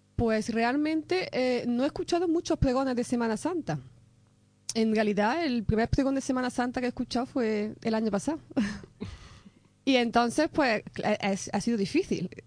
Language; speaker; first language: Spanish; native; Spanish